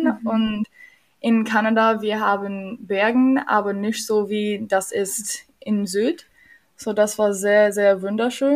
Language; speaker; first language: German; non-native, learner; English